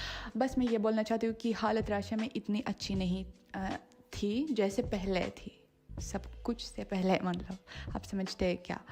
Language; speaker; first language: Hindi; non-native, fluent; Russian